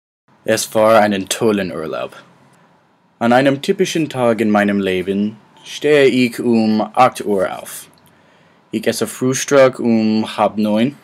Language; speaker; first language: German; non-native, learner; English